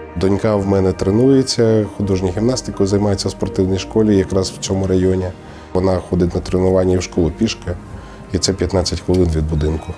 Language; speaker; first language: Ukrainian; native; Ukrainian